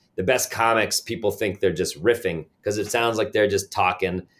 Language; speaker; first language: English; native; English